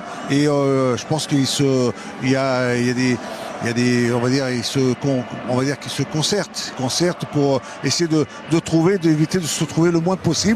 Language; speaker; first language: French; native; French